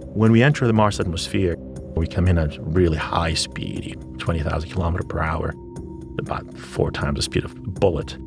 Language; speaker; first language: English; non-native, fluent; Arabic